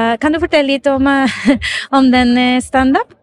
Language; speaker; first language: Norwegian; non-native, fluent; Spanish